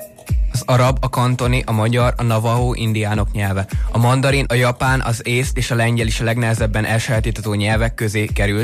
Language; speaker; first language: Hungarian; native; Hungarian